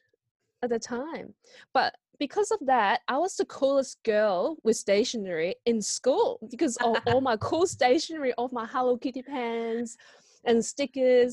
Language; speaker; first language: English; non-native, local second language; Cantonese